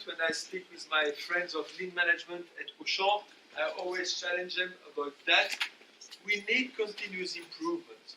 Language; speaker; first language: English; non-native, fluent; French